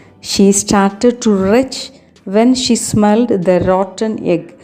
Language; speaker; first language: English; non-native, local second language; Tamil